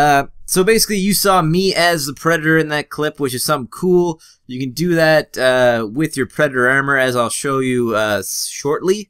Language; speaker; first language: English; native; English